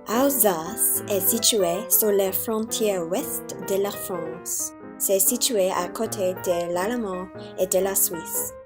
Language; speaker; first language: French; non-native, learner; English